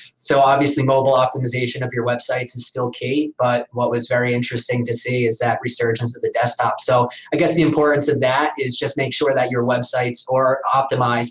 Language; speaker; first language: English; native; English